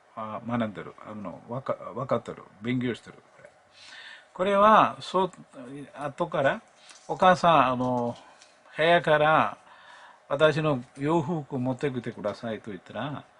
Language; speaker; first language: Japanese; non-native, learner; Malayalam